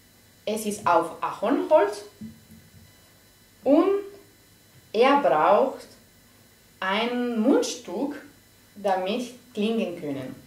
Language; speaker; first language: German; non-native, fluent; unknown